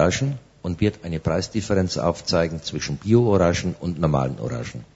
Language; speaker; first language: German; native; German